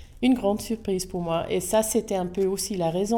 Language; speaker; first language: French; non-native, local second language; German